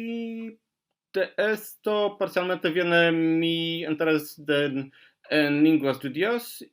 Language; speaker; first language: Spanish; non-native, learner; Polish